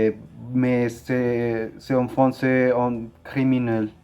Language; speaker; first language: French; non-native, learner; Spanish